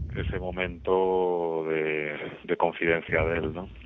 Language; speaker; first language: Spanish; native; Spanish